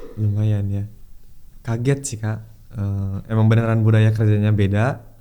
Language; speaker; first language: Indonesian; native; Indonesian